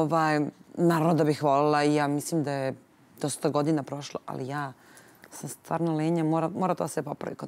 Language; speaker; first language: Serbian; native; Serbian